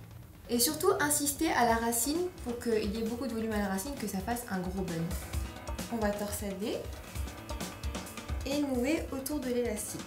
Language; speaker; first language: French; native; French